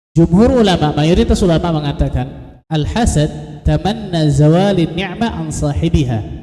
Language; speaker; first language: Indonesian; native; Indonesian